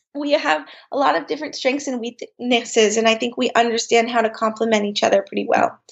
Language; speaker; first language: English; native; English